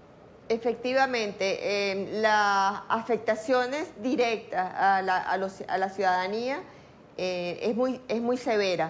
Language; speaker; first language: Spanish; native; Spanish